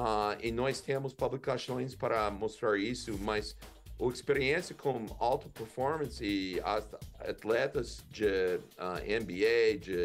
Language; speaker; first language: Portuguese; non-native, learner; English